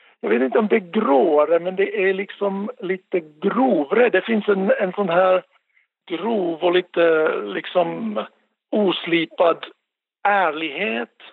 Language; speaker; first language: Swedish; non-native, local second language; Finnish